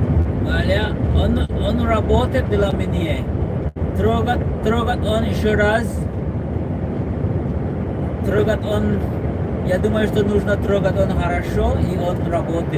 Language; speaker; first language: Russian; non-native, learner; English